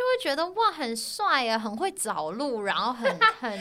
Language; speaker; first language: Chinese; native; Chinese